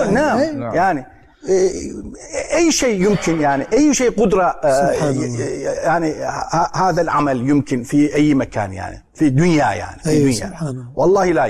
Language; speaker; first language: Arabic; non-native, learner; Turkish